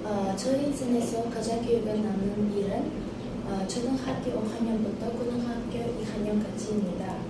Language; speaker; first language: Korean; non-native, learner; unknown